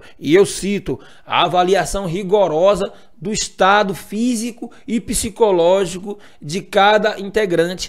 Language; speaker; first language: Portuguese; native; Portuguese